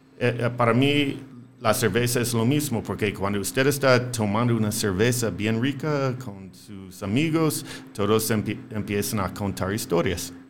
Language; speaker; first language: Spanish; non-native, fluent; English